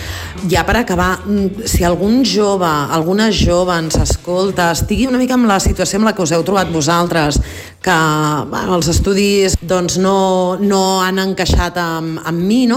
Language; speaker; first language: Catalan; native; Catalan